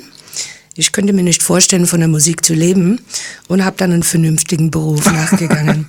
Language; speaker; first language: German; early bilingual, other home language; English